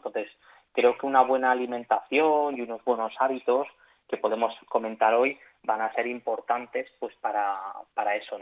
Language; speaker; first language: Spanish; native; Spanish